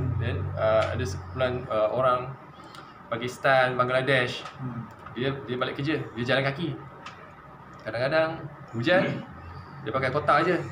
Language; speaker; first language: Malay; non-native, local second language; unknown